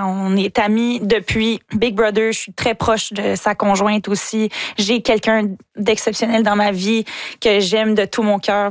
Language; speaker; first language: French; native; French